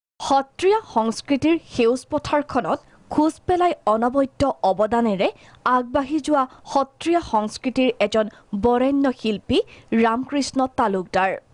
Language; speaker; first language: Assamese; native; Assamese